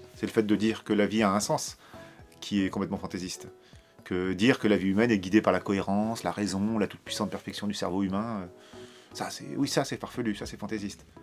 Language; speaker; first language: French; native; French